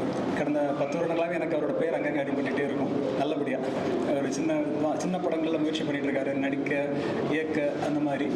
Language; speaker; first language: Tamil; native; Tamil